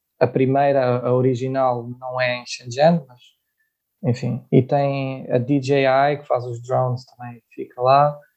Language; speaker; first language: Portuguese; native; Portuguese